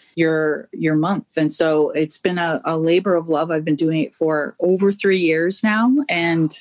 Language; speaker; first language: English; native; English